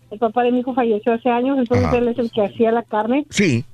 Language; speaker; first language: Spanish; native; Spanish